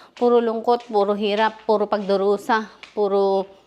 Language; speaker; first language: Filipino; native; Filipino